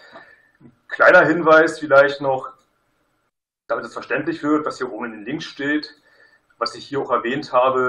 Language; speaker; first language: German; native; German